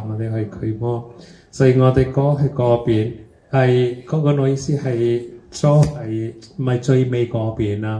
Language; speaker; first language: Cantonese; early bilingual, heritage; Cantonese